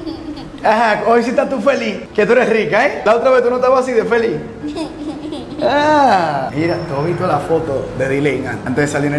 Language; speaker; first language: Spanish; native; Spanish